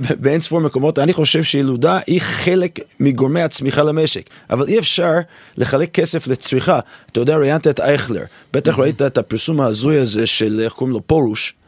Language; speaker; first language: Hebrew; non-native, fluent; English